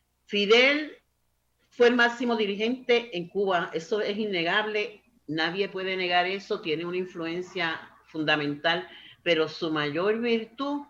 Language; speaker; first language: Spanish; native; Spanish